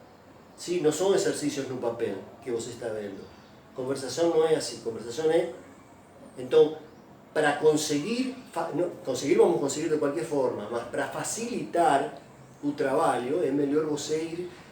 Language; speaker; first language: Portuguese; non-native, fluent; Spanish